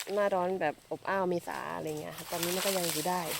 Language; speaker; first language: Thai; non-native, local second language; Northern Khmer